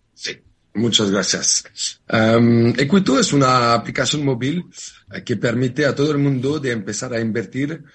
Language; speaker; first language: Spanish; non-native, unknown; French